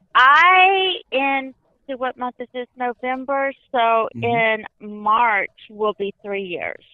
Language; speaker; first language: English; native; English